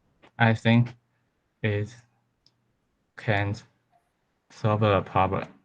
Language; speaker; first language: English; non-native, learner; Chinese